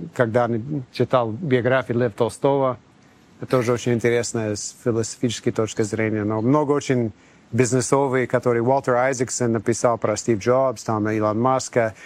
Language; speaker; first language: Russian; non-native, fluent; English